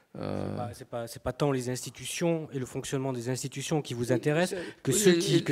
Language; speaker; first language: French; native; French